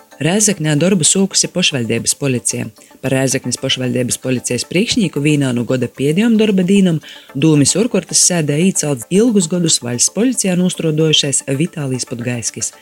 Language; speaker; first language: Latvian; native; Latvian